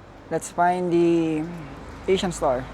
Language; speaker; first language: English; non-native, local second language; Filipino